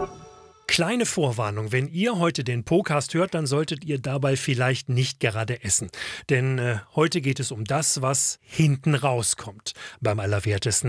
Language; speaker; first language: German; native; German